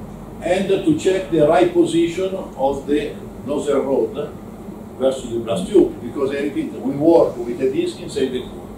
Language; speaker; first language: English; non-native, learner; Italian